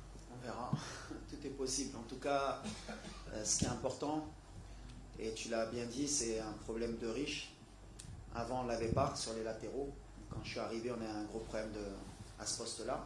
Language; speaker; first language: French; native; French